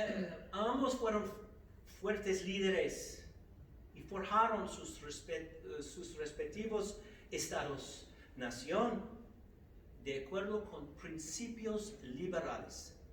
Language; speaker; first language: Spanish; non-native, fluent; English